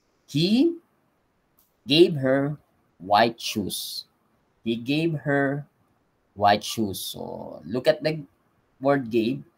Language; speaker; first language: English; non-native, local second language; Filipino